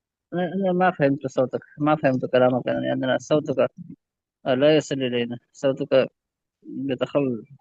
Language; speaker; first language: Arabic; non-native, fluent; Urdu